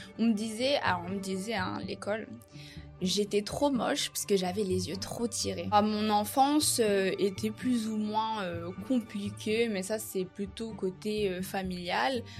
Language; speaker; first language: French; native; French